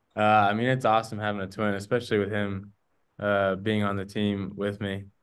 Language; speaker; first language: English; native; English